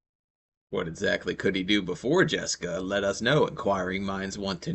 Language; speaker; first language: English; native; English